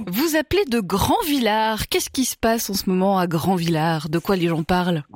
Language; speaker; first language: French; native; French